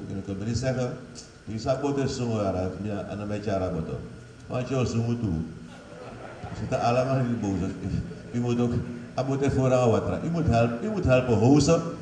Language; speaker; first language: Dutch; native; Dutch